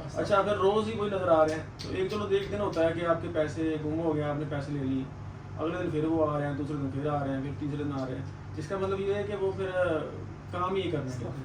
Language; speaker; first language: Urdu; non-native, local second language; Punjabi